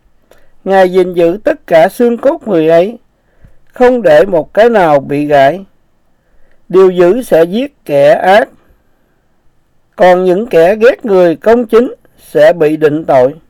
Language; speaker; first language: Vietnamese; native; Vietnamese